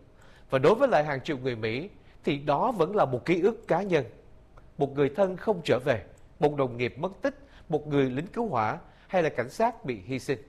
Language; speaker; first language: Vietnamese; native; Vietnamese